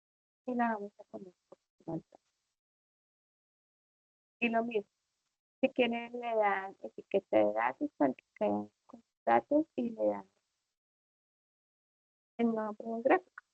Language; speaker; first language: Spanish; native; Spanish